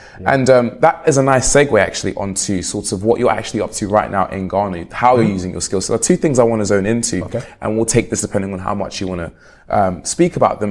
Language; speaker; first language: English; native; English